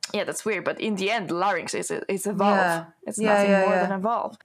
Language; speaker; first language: English; non-native, fluent; Italian